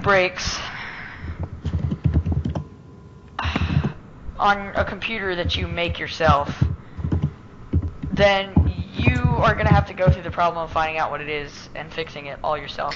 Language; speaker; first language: English; native; English